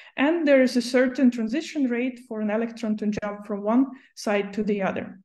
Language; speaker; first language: English; non-native, fluent; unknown